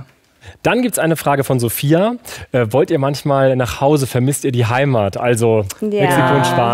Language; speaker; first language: German; native; German